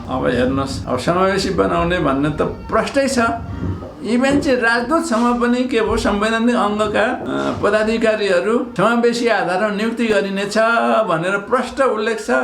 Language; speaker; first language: Nepali; non-native, local second language; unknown